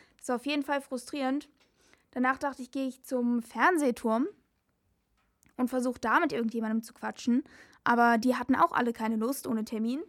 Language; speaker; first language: German; native; German